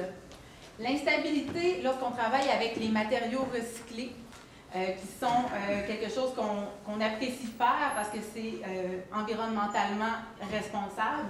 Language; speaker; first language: French; native; French